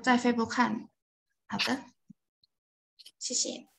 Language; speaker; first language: Chinese; non-native, fluent; Thai